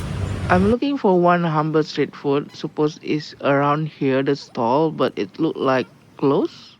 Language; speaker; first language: English; non-native, learner; Indonesian